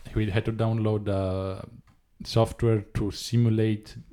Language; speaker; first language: English; non-native, fluent; Italian